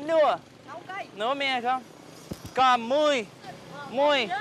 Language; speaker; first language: Vietnamese; non-native, learner; English